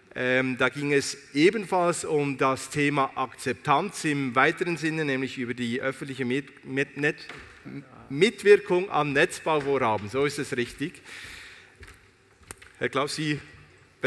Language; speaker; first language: German; native; German